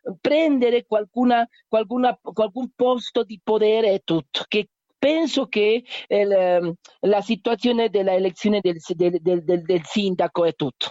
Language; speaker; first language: Italian; non-native, learner; Spanish